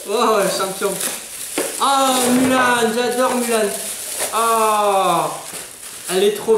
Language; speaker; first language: French; native; French